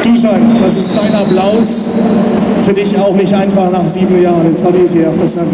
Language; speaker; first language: German; native; German